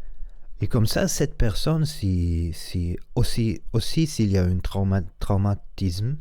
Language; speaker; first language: French; non-native, learner; Spanish